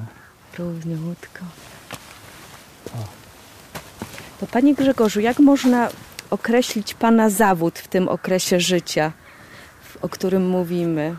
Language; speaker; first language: Polish; native; Polish